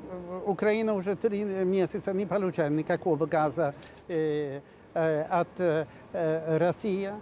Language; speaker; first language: Russian; non-native, fluent; Swedish